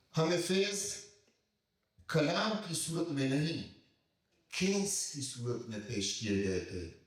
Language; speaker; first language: Urdu; native; Urdu